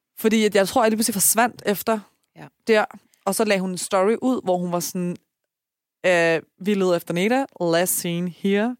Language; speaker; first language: Danish; native; Danish